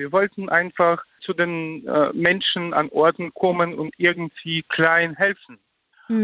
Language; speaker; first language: German; non-native, fluent; Ukrainian